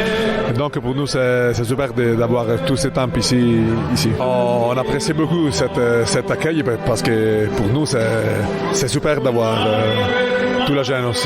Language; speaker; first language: French; non-native, fluent; Italian